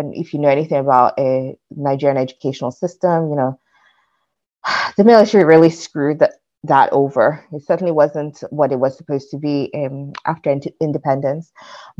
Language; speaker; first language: English; non-native, local second language; Yoruba